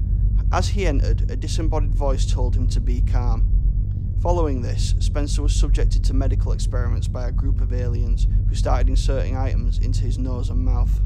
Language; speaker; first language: English; native; English